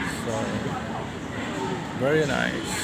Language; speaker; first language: English; non-native, local second language; Filipino